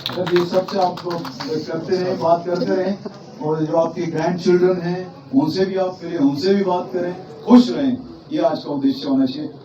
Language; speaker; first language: Hindi; non-native, local second language; Marathi